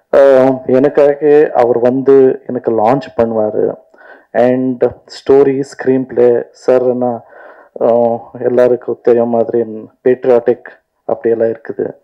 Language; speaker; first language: Tamil; non-native, local second language; Kannada